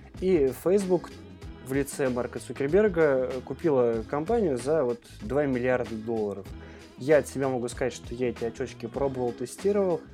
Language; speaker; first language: Russian; native; Russian